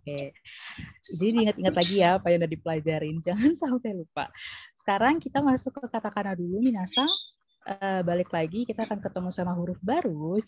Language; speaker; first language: Indonesian; native; Indonesian